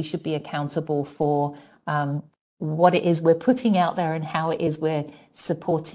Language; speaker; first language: English; native; English